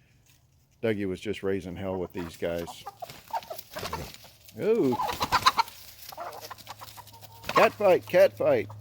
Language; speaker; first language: English; native; English